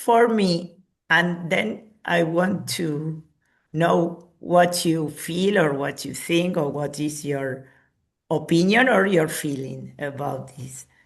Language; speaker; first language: English; non-native, fluent; Spanish